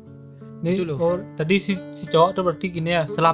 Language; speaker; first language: Indonesian; native; Indonesian